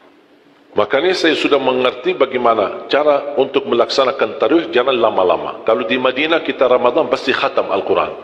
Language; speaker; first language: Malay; non-native, fluent; Arabic